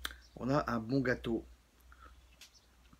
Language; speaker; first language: French; native; French